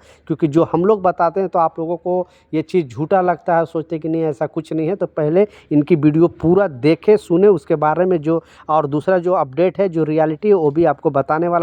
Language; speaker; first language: Hindi; native; Hindi